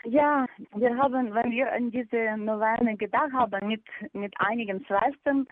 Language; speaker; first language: German; non-native, fluent; Ukrainian